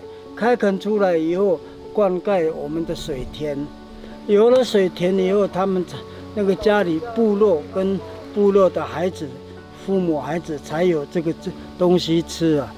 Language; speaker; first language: Chinese; non-native, local second language; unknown